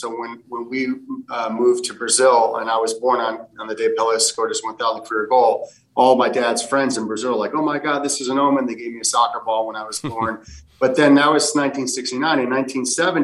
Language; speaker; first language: English; early bilingual, other home language; Portuguese